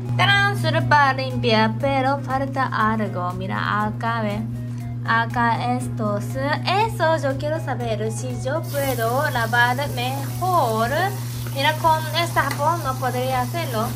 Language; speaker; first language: Spanish; non-native, learner; Japanese